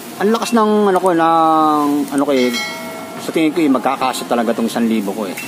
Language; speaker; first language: Filipino; native; Filipino